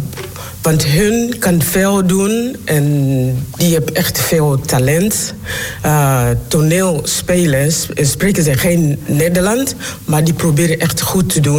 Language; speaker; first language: Dutch; non-native, learner; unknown